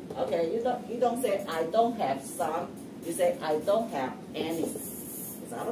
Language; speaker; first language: English; non-native, fluent; Chinese